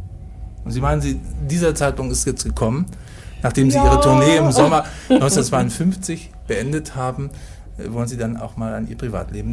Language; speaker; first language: German; native; German